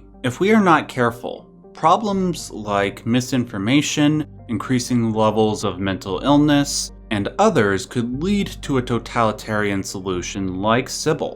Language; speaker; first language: English; native; English